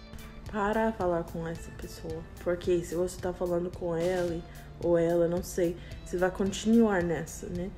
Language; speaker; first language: Portuguese; non-native, learner; English